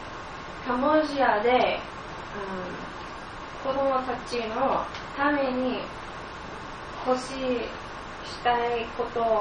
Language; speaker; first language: Japanese; non-native, learner; English